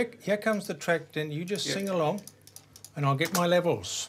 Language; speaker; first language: English; native; English